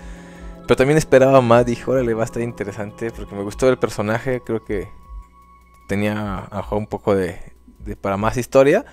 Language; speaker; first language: Spanish; native; Spanish